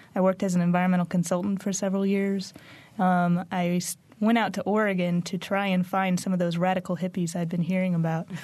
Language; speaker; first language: English; native; English